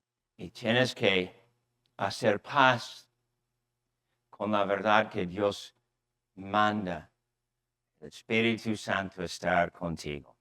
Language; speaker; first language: Spanish; non-native, fluent; English